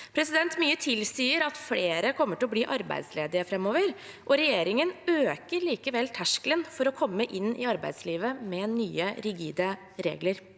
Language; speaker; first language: Norwegian; native; Norwegian